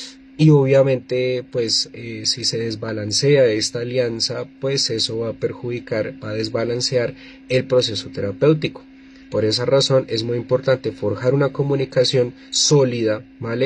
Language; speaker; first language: Spanish; native; Spanish